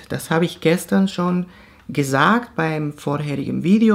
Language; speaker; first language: German; non-native, fluent; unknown